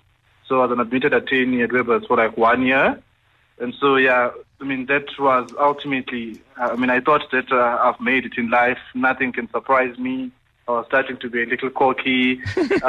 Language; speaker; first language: English; non-native, local second language; Xhosa